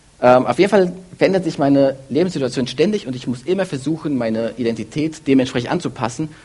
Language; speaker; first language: German; early bilingual, other home language; Russian